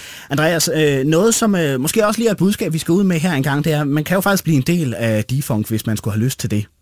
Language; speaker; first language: Danish; native; Danish